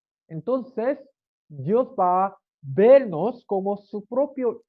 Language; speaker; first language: Spanish; non-native, learner; Korean